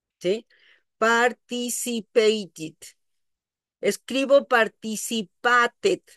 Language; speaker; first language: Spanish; native; Spanish